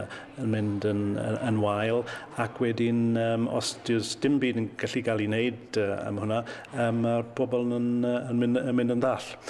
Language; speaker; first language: Welsh; native; Welsh